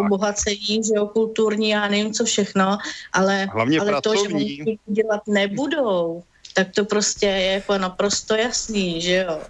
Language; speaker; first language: Czech; native; Czech